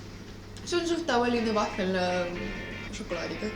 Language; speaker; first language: Estonian; non-native, local second language; Russian